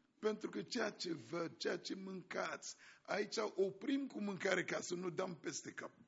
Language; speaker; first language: Romanian; non-native, fluent; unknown